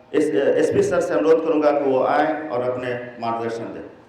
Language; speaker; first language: Hindi; native; Hindi